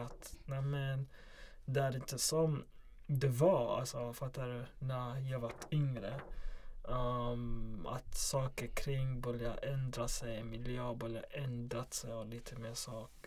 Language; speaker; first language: Swedish; non-native, local second language; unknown